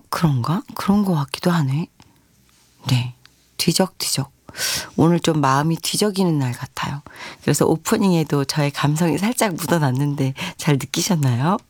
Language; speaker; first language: Korean; native; Korean